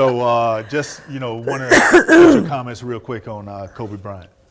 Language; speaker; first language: English; native; English